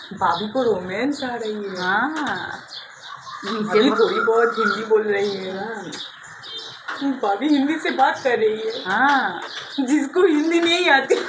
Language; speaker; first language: Hindi; non-native, local second language; Bangla